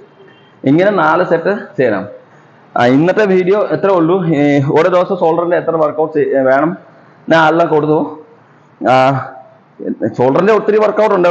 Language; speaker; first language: Malayalam; non-native, learner; Assamese